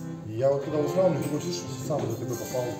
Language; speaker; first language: Russian; native; Russian